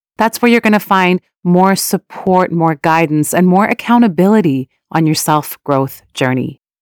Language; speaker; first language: English; early bilingual, other home language; Persian